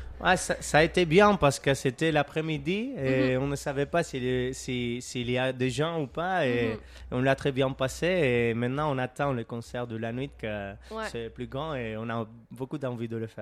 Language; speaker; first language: French; non-native, learner; Catalan